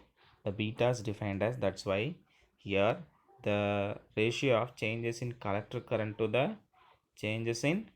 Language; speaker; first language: English; non-native, local second language; Tamil